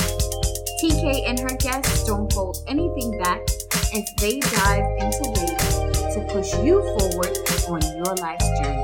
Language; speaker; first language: English; native; English